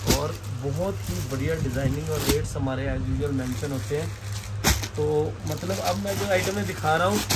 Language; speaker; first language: Hindi; non-native, local second language; Punjabi